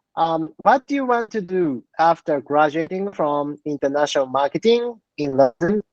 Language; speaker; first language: English; non-native, learner; Japanese